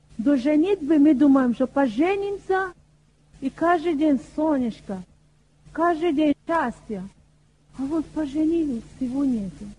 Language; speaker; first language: Russian; non-native, fluent; Yoruba